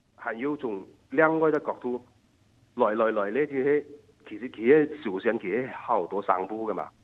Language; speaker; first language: Cantonese; non-native, local second language; Hakka Chinese